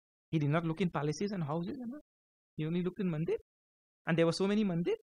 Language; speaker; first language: English; early bilingual, other home language; Hindi